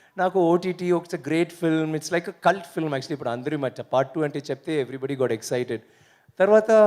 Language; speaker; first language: Telugu; non-native, learner; Tamil